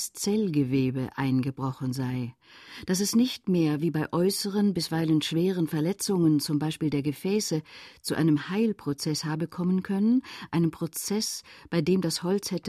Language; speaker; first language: German; native; German